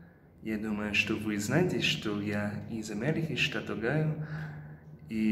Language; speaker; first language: Russian; non-native, fluent; English